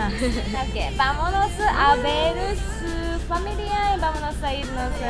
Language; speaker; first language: Spanish; non-native, learner; Japanese